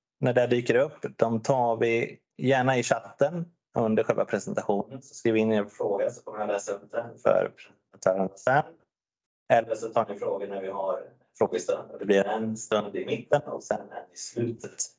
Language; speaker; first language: Swedish; native; Swedish